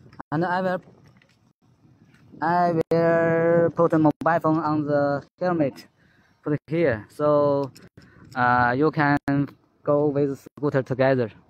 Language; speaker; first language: English; non-native, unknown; Chinese